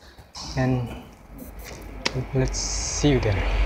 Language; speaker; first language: English; non-native, fluent; Indonesian